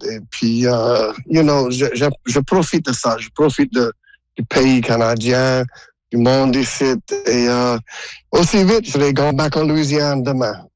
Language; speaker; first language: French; non-native, local second language; English